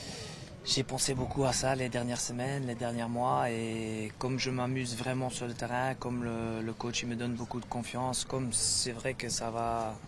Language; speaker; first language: French; non-native, fluent; Dutch